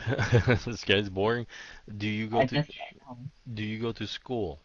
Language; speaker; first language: English; early bilingual, heritage; Vietnamese